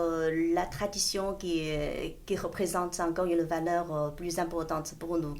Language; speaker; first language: French; non-native, fluent; Chinese